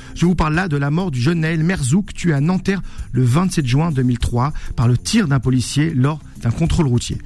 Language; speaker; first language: French; native; French